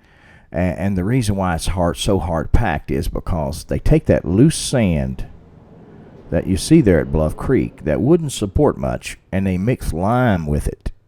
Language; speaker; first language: English; native; English